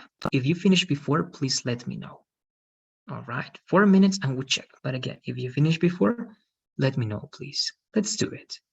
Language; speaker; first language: English; non-native, fluent; Spanish